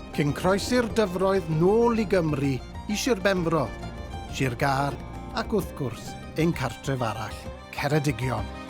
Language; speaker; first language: Welsh; native; Welsh